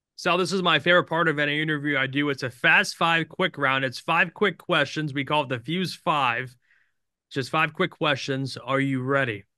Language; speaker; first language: English; native; English